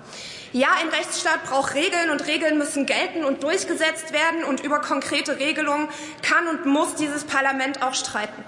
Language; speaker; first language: German; early bilingual, other home language; Arabic